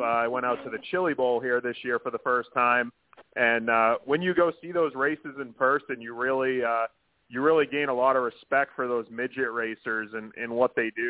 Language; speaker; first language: English; native; English